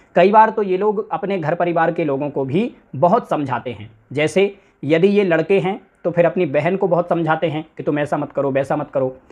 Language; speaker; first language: Hindi; native; Hindi